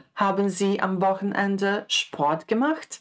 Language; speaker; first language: German; non-native, fluent; Croatian